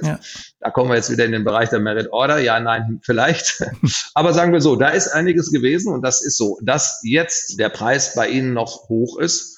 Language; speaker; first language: German; native; German